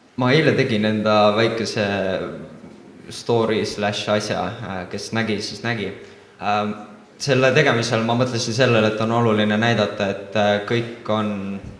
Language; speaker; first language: Estonian; native; Estonian